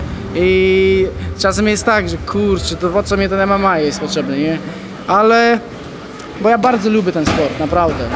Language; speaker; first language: Polish; non-native, fluent; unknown